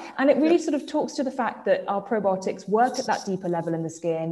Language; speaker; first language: English; native; English